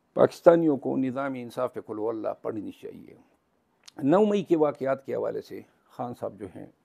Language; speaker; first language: Urdu; non-native, local second language; Pashto